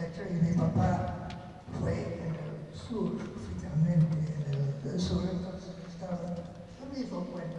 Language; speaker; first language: Spanish; non-native, fluent; English